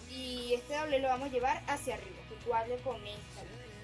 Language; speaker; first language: Spanish; native; Spanish